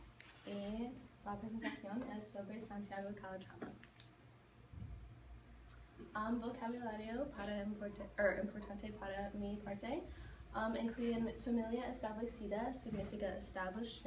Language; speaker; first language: Spanish; non-native, learner; English